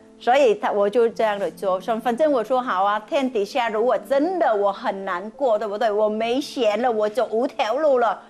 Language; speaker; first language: Chinese; non-native, fluent; Vietnamese